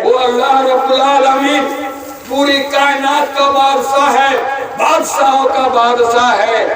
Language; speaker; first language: Urdu; non-native, local second language; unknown